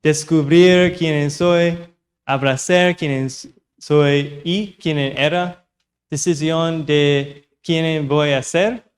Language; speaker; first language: Spanish; non-native, learner; English